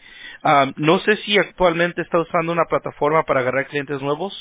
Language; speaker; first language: Spanish; early bilingual, heritage; Spanish